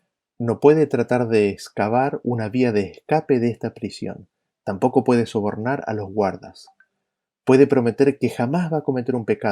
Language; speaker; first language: Spanish; native; Spanish